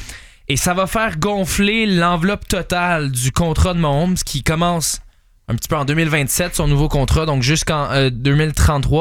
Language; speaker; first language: French; native; French